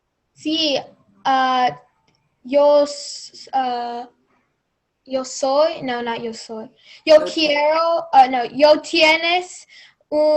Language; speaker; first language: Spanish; non-native, learner; English